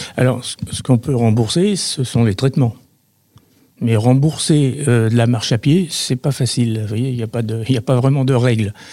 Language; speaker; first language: French; native; French